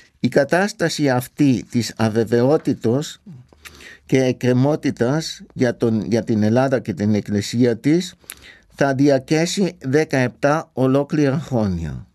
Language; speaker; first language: Greek; non-native, fluent; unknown